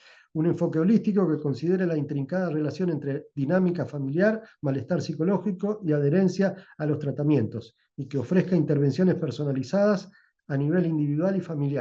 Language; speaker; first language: Spanish; native; Spanish